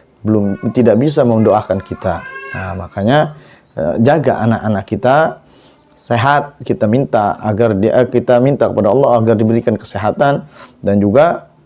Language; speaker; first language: Indonesian; native; Indonesian